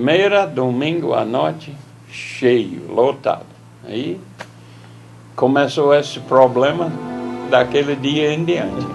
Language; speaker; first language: Portuguese; non-native, fluent; English